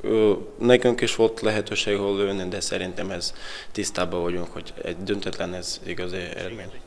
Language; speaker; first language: Hungarian; non-native, fluent; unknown